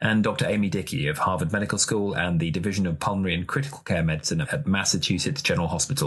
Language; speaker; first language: English; native; English